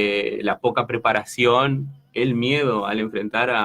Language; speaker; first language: Spanish; native; Spanish